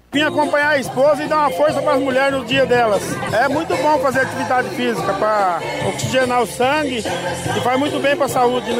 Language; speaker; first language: Portuguese; native; Portuguese